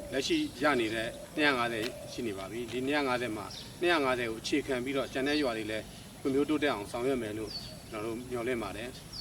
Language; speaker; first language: Burmese; native; Burmese